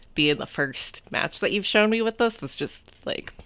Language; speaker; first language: English; early bilingual, other home language; Japanese